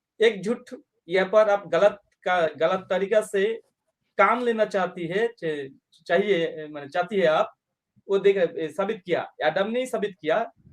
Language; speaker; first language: Hindi; non-native, local second language; Bangla